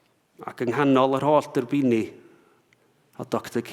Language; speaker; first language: Welsh; native; Welsh